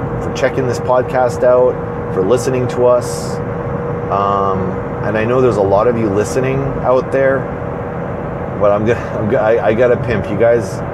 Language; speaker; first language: English; native; English